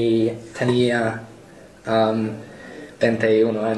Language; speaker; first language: Spanish; non-native, learner; English